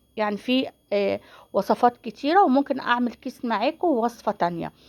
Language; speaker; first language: Arabic; native; Arabic